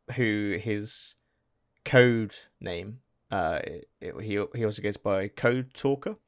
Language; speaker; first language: English; native; English